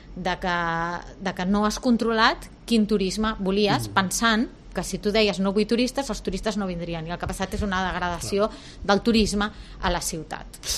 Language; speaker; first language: Catalan; non-native, local second language; Spanish